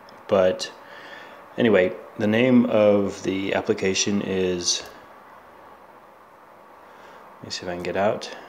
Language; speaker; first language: English; native; English